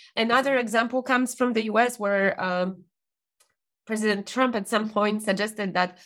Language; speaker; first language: English; non-native, fluent; Polish